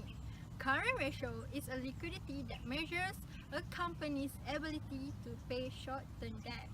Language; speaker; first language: English; non-native, learner; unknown